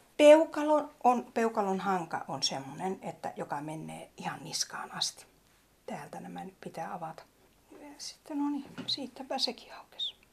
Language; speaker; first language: Finnish; native; Finnish